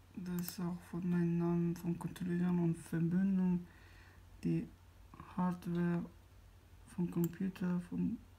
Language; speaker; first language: German; non-native, learner; Persian